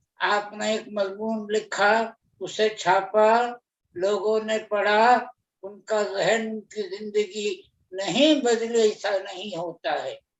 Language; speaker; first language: Urdu; native; Urdu